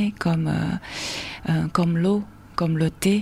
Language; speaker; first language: French; non-native, fluent; Chinese